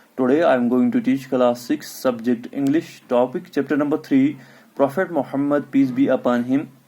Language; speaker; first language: English; non-native, local second language; Urdu